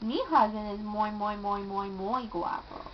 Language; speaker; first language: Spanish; non-native, learner; English